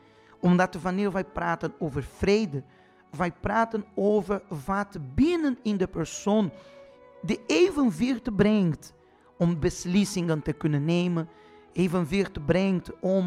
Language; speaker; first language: Dutch; non-native, fluent; Portuguese